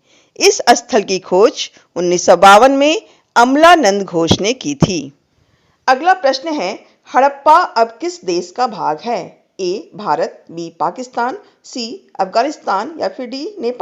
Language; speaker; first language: Hindi; native; Hindi